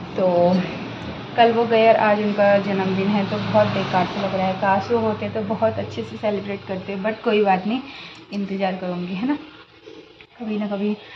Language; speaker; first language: Hindi; native; Hindi